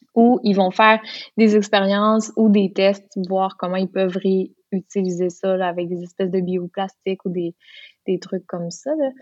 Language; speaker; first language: French; native; French